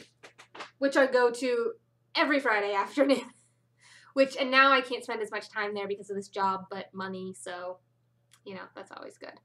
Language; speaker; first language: English; native; English